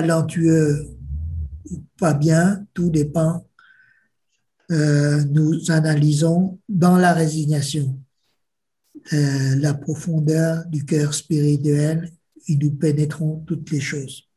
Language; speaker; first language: French; non-native, fluent; Vietnamese